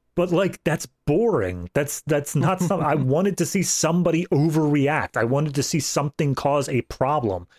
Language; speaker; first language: English; native; English